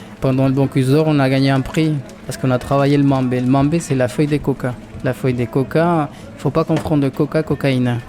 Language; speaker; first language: French; non-native, fluent; Spanish